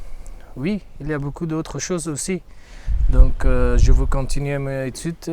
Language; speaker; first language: French; non-native, learner; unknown